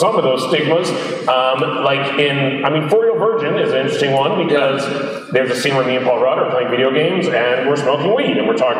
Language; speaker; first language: English; native; English